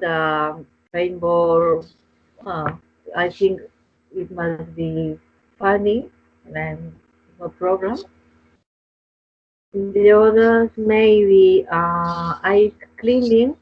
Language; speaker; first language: English; non-native, learner; Spanish